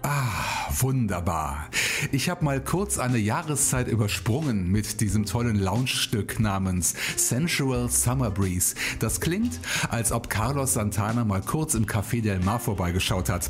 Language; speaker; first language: German; native; German